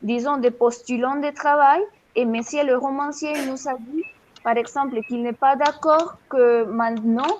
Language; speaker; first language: French; non-native, fluent; Spanish